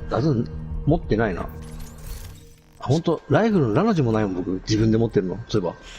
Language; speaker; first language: Japanese; native; Japanese